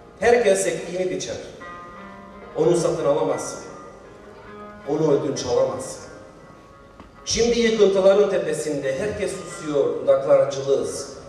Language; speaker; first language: Turkish; non-native, fluent; Albanian